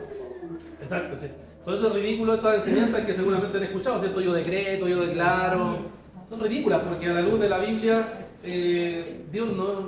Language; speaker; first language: Spanish; native; Spanish